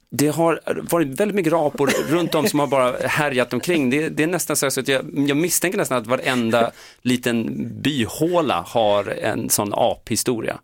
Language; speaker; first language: Swedish; native; Swedish